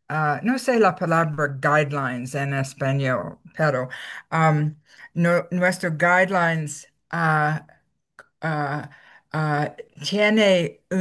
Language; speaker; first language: Spanish; non-native, learner; English